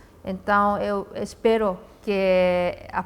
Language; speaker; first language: Portuguese; non-native, fluent; Japanese